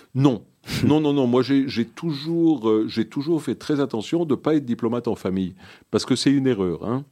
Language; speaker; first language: French; early bilingual, other home language; Hebrew